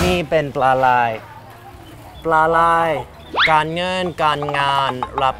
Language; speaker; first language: Thai; non-native, learner; English